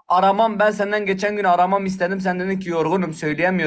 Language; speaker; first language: Turkish; native; Turkish